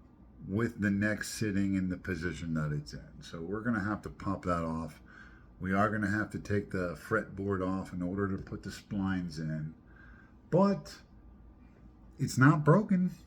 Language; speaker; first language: English; native; English